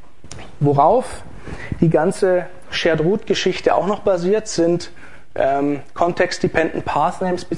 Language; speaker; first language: German; native; German